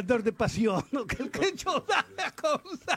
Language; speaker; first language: French; non-native, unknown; Spanish